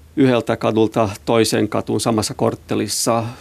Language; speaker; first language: Finnish; non-native, local second language; Swedish